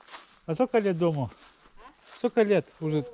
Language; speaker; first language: Russian; native; Russian